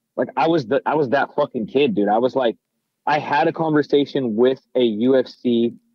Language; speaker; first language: English; native; English